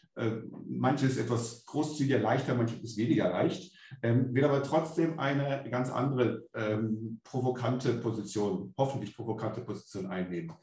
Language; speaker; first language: German; native; German